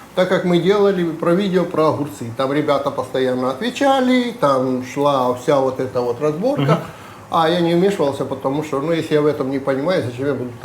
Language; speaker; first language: Russian; native; Russian